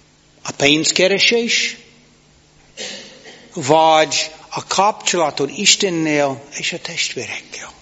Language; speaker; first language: Hungarian; non-native, fluent; English